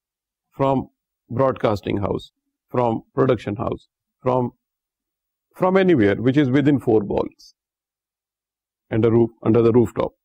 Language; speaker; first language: English; non-native, local second language; Urdu